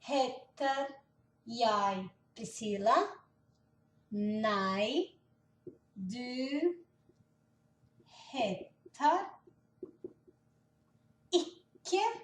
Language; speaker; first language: Norwegian; non-native, fluent; Portuguese